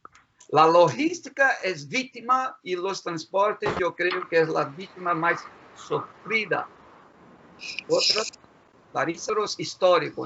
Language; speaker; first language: Spanish; non-native, fluent; Portuguese